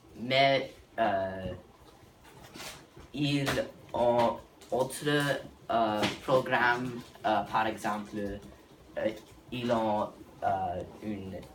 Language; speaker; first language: French; non-native, learner; English